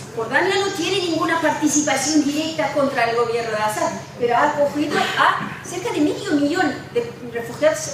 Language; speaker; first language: Spanish; non-native, fluent; Persian